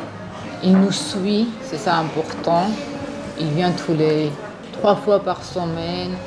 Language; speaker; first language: French; non-native, learner; Georgian